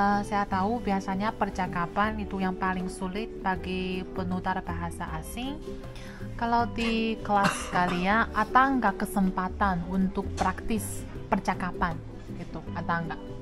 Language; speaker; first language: Indonesian; non-native, fluent; Chinese